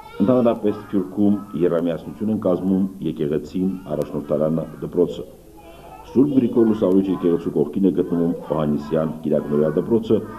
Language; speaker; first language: Armenian; native; Armenian